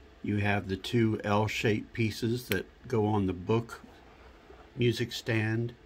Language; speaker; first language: English; native; English